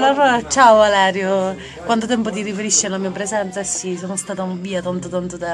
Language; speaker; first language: Italian; native; Italian